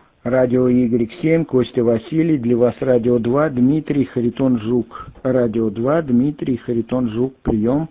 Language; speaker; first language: Russian; native; Russian